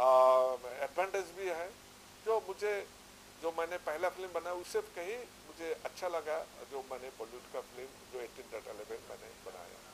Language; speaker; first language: Hindi; non-native, local second language; Assamese